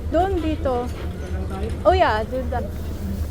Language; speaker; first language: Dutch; non-native, learner; Filipino